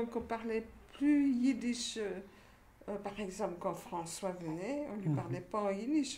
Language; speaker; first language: French; native; French